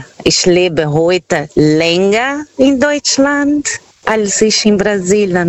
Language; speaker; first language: German; non-native, fluent; Portuguese